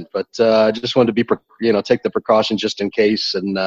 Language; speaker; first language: English; native; English